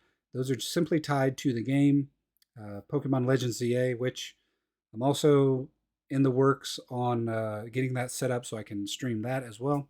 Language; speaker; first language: English; native; English